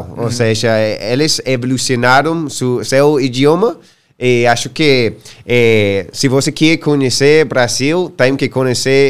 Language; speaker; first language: Portuguese; non-native, learner; English